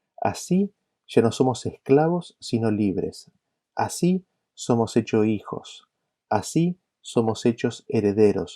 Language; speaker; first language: Spanish; native; Spanish